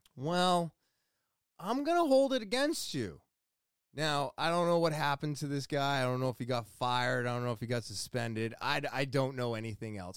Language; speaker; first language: English; native; English